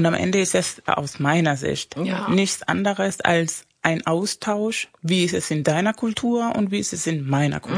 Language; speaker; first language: German; non-native, fluent; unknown